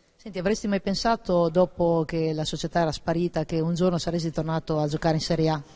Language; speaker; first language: Italian; native; Italian